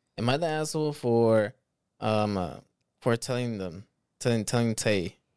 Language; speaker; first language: English; early bilingual, other home language; Spanish